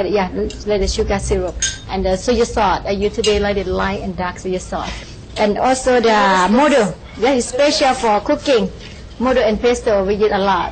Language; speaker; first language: English; non-native, learner; Thai